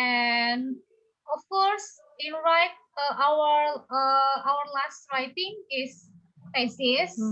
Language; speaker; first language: English; non-native, fluent; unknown